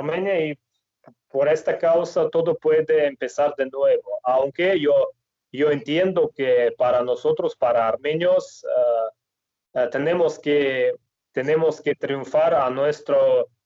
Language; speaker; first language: Spanish; non-native, fluent; Russian